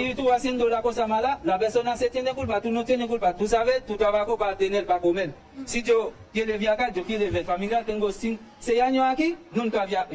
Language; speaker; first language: Spanish; non-native, learner; Haitian Creole